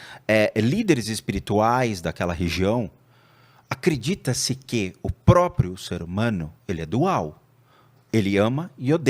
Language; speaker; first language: Portuguese; native; Portuguese